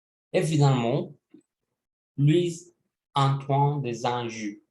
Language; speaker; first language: French; non-native, learner; Spanish